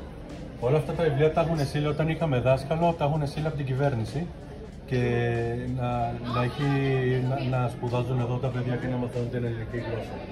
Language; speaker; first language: Greek; early bilingual, heritage; Greek